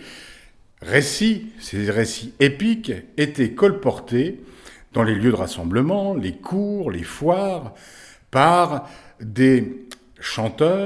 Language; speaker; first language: French; native; French